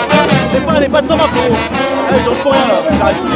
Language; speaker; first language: Portuguese; non-native, learner; French